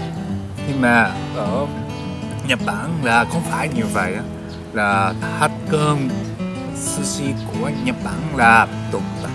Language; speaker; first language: Vietnamese; non-native, learner; Japanese